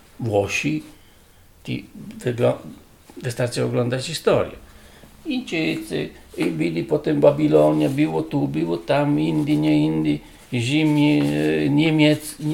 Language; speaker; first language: Polish; non-native, learner; Italian